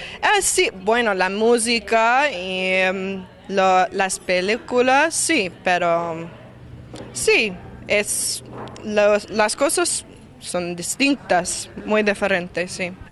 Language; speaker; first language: Spanish; non-native, learner; English